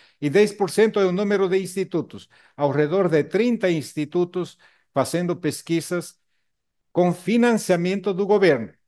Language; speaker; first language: Portuguese; non-native, fluent; Spanish